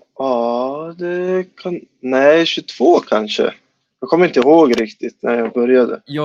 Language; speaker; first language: Swedish; early bilingual, other home language; Spanish